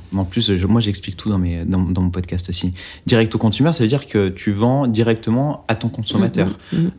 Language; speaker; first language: French; native; French